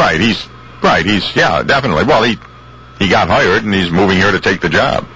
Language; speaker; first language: English; native; English